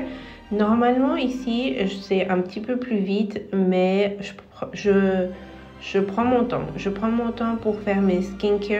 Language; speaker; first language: French; non-native, fluent; Spanish